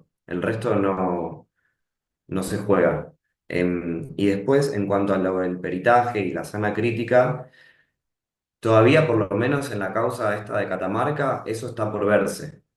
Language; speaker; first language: Spanish; native; Spanish